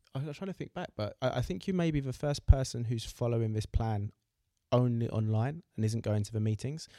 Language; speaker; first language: English; native; English